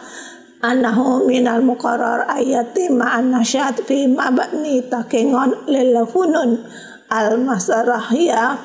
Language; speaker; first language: Arabic; non-native, fluent; Indonesian